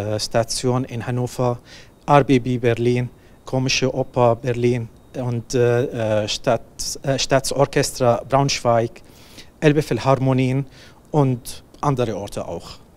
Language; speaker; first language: German; non-native, learner; Arabic